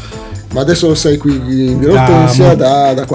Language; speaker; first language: Italian; native; Italian